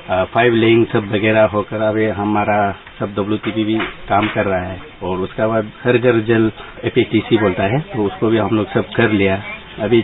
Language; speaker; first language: Hindi; non-native, local second language; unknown